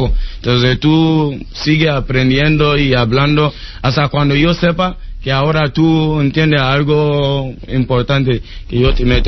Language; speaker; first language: Spanish; non-native, learner; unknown